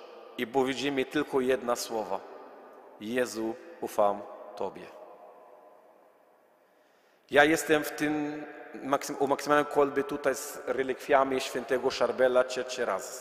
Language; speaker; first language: Polish; non-native, learner; Arabic